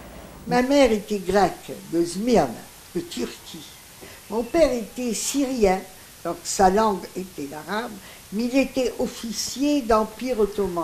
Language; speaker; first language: French; non-native, local second language; Greek